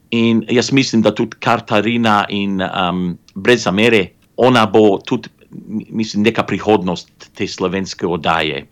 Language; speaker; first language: Slovenian; early bilingual, heritage; Slovenian